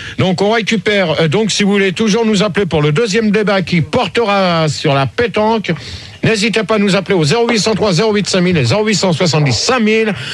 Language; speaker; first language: French; native; French